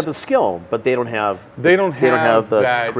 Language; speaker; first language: English; native; English